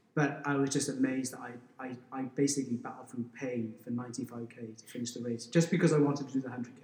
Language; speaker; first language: English; native; English